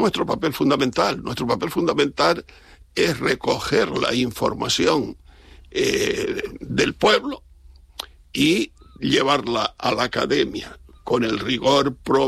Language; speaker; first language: Spanish; native; Spanish